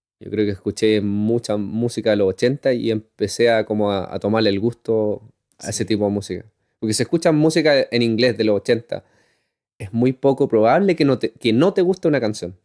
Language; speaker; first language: Spanish; native; Spanish